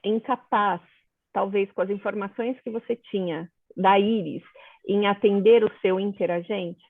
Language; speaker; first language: Portuguese; native; Portuguese